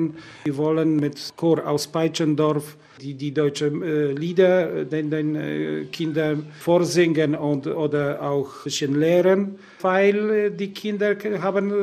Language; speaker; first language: German; non-native, local second language; Polish